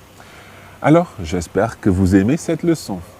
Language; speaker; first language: French; non-native, fluent; English